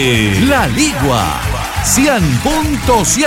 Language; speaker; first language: Spanish; native; Spanish